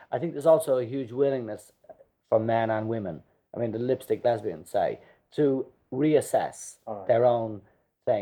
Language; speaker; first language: English; native; English